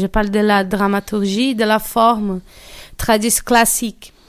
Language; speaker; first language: French; non-native, learner; Portuguese